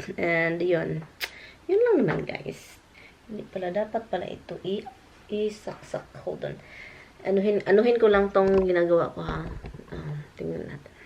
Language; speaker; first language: Filipino; non-native, local second language; Cebuano